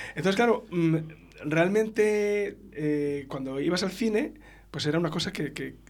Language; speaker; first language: Spanish; native; Spanish